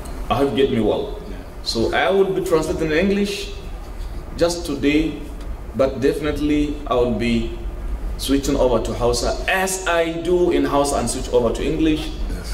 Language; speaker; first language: English; non-native, local second language; Hausa